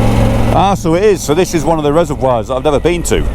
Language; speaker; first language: English; native; English